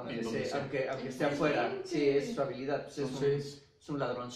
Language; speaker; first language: Spanish; native; Spanish